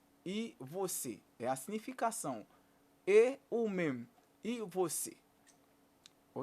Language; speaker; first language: Portuguese; non-native, fluent; Haitian Creole